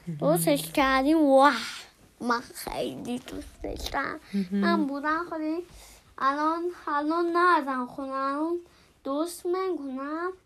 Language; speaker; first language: Persian; early bilingual, heritage; Persian